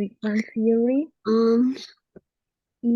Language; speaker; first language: English; non-native, learner; Spanish